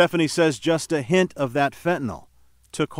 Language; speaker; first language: English; native; English